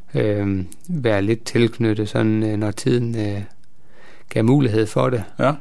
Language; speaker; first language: Danish; native; Danish